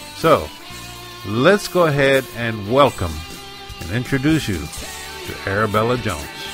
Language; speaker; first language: English; native; English